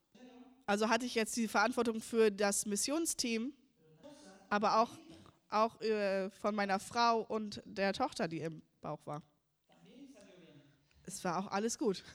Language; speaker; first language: German; early bilingual, heritage; German